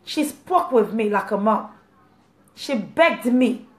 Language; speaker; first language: English; non-native, local second language; Yoruba